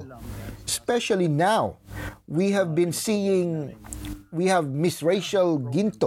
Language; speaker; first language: English; non-native, local second language; Filipino